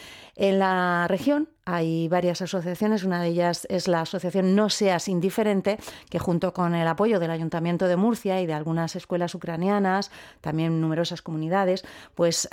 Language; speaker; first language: Spanish; native; Spanish